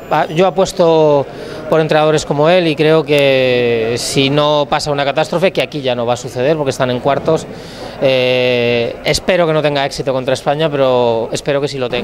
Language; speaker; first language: Spanish; native; Spanish